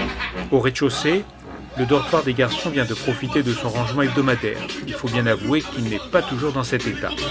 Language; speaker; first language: French; native; French